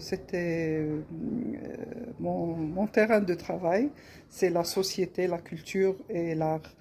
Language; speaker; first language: French; non-native, local second language; Arabic